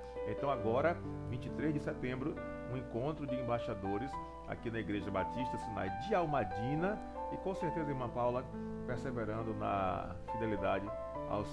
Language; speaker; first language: Portuguese; native; Portuguese